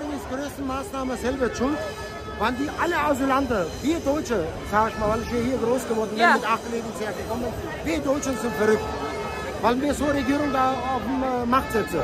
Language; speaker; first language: German; non-native, fluent; Turkish